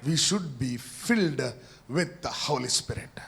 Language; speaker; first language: English; non-native, local second language; Telugu